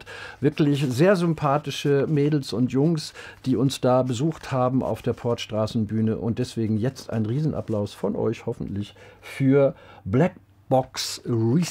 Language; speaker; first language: German; native; German